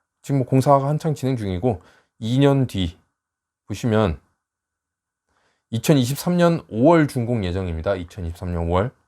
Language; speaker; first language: Korean; native; Korean